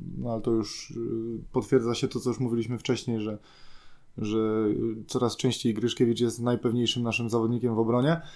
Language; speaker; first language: Polish; native; Polish